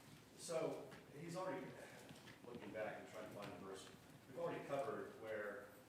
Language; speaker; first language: English; native; English